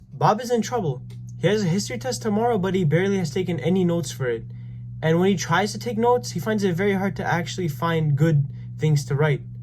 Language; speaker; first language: English; native; English